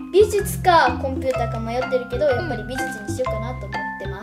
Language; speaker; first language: Japanese; native; Japanese